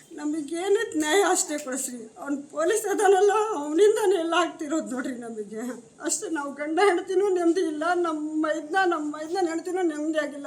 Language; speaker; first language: Kannada; non-native, local second language; Lambadi